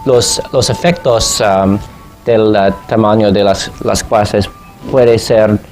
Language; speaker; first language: Spanish; non-native, fluent; English